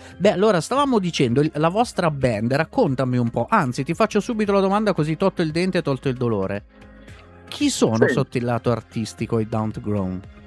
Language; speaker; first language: Italian; native; Italian